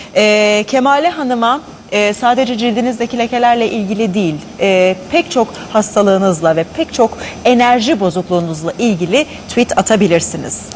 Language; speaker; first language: Turkish; native; Turkish